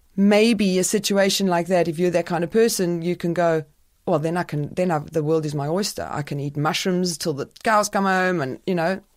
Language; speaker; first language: English; native; English